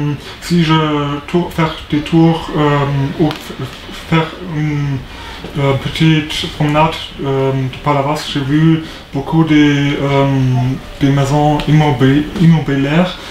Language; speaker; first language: French; non-native, learner; German